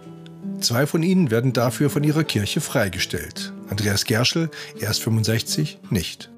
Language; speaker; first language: German; native; German